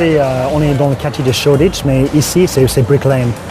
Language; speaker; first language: French; non-native, fluent; English